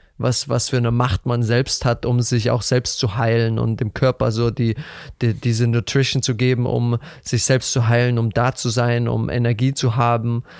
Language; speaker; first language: German; native; German